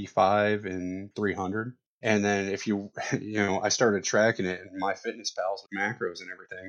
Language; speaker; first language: English; native; English